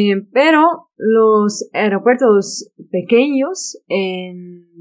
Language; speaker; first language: Spanish; non-native, fluent; Dutch